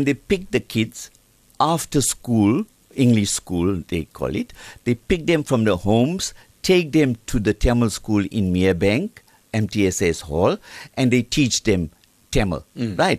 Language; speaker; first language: English; native; English